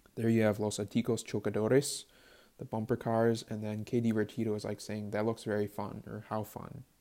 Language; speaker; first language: English; native; English